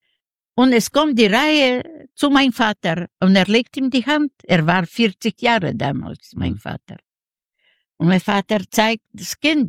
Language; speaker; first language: German; non-native, learner; Yiddish